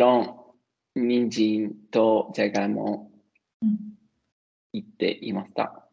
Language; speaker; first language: Japanese; non-native, learner; Italian